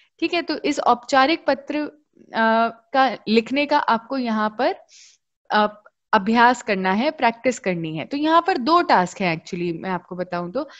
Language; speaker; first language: Hindi; native; Hindi